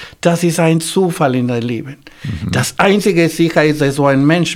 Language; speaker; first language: German; non-native, fluent; Spanish